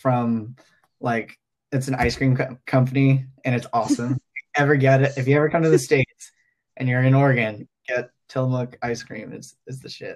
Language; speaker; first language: English; native; English